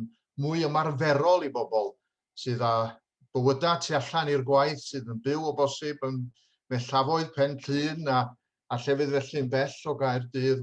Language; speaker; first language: Welsh; native; Welsh